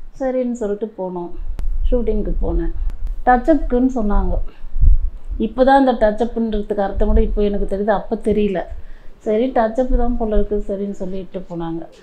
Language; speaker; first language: Tamil; native; Tamil